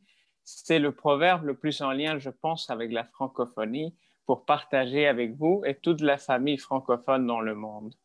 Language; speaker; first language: French; non-native, fluent; Spanish